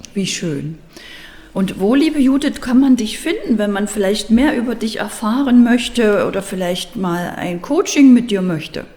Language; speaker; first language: German; native; German